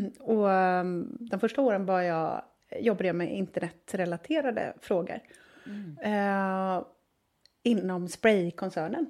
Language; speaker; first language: Swedish; native; Swedish